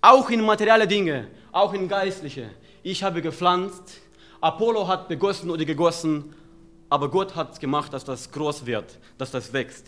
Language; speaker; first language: German; non-native, fluent; Romanian